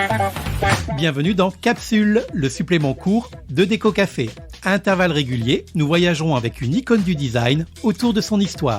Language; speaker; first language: French; native; French